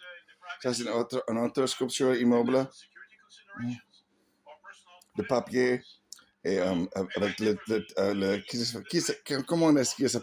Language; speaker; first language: French; non-native, learner; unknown